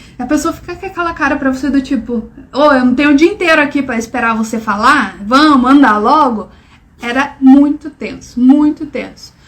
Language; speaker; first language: Portuguese; native; Portuguese